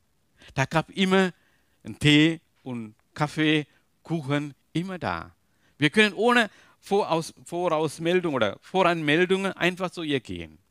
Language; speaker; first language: German; non-native, learner; Tamil